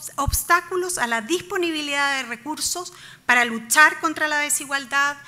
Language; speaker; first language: Spanish; native; Spanish